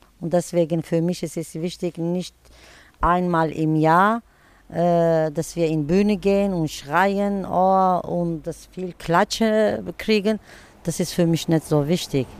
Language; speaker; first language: German; early bilingual, other home language; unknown